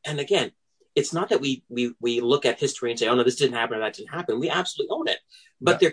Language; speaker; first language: English; native; English